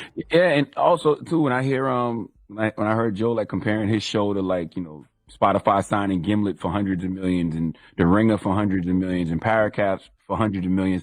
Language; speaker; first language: English; native; English